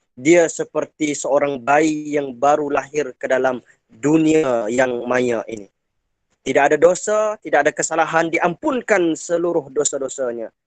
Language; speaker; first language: Malay; non-native, local second language; Iban